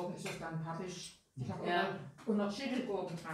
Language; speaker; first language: German; native; German